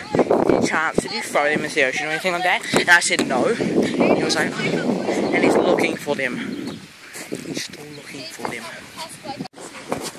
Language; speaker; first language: English; native; English